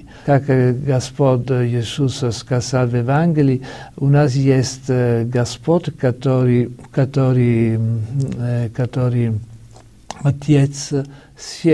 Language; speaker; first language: Russian; non-native, learner; Italian